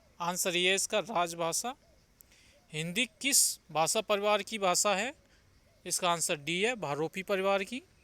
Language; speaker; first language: Hindi; native; Hindi